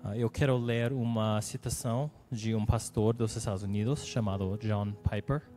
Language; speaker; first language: Portuguese; non-native, learner; English